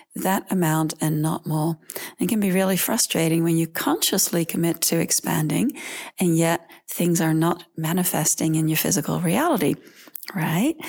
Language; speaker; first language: English; early bilingual, other home language; Dutch